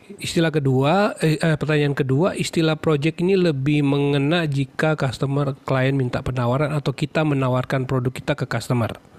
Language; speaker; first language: Indonesian; native; Indonesian